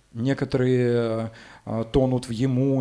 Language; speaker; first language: Russian; native; Russian